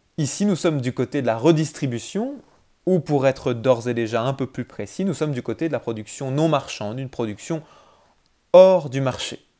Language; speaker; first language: French; native; French